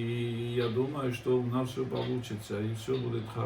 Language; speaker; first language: Russian; non-native, fluent; Georgian